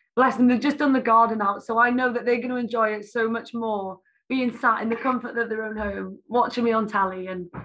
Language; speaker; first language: English; native; English